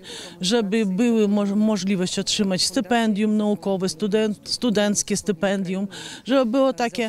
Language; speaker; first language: Polish; non-native, fluent; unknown